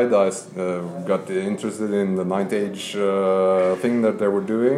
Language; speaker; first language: English; non-native, fluent; Norwegian